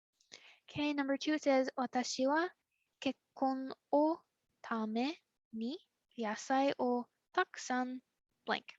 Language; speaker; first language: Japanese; non-native, fluent; English